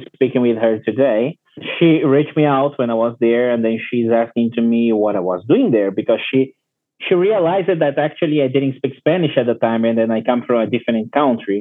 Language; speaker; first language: English; non-native, learner; Portuguese